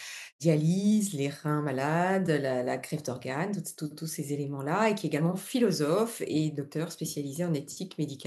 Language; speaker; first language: French; native; French